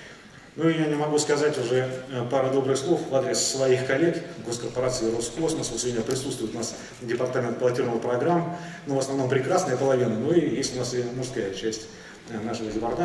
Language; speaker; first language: Russian; native; Russian